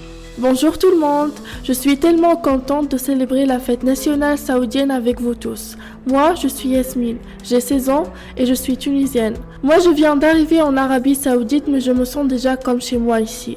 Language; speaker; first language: French; non-native, local second language; Arabic